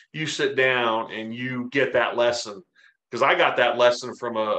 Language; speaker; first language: English; native; English